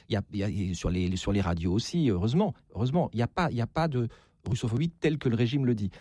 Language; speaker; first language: French; native; French